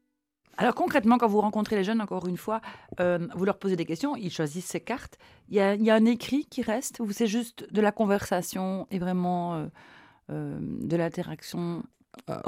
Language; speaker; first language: French; native; French